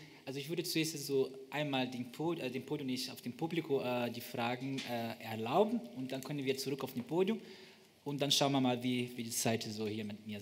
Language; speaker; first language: German; non-native, fluent; Portuguese